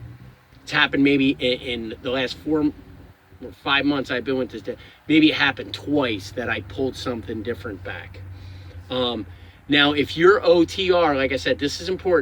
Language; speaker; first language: English; native; English